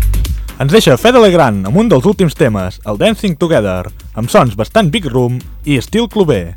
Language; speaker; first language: Catalan; native; Catalan